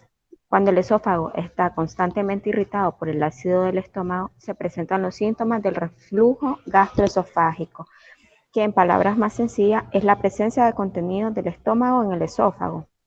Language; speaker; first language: Spanish; native; Spanish